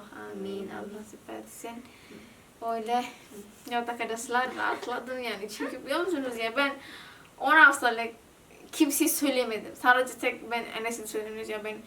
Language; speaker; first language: Turkish; non-native, learner; Indonesian